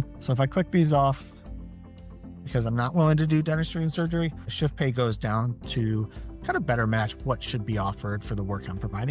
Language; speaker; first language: English; native; English